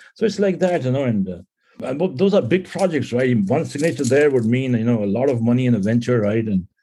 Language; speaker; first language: English; non-native, local second language; Punjabi